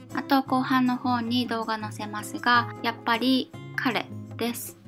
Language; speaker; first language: Japanese; native; Japanese